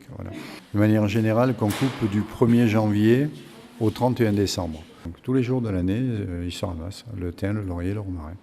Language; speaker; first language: French; native; French